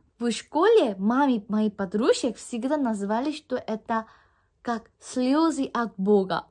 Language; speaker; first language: Russian; non-native, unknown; Korean